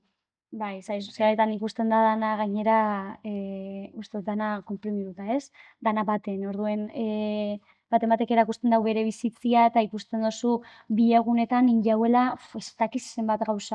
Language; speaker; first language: Basque; native; Basque